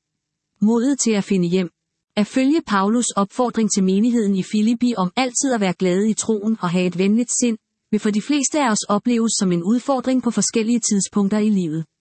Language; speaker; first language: Danish; native; Danish